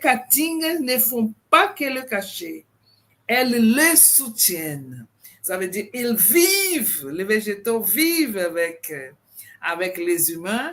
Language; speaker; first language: French; non-native, fluent; Portuguese